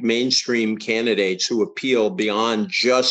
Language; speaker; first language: English; native; English